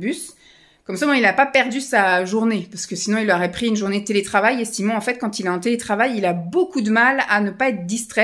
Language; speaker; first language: French; native; French